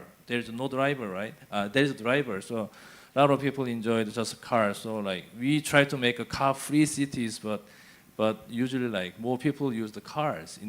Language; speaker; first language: English; non-native, fluent; Korean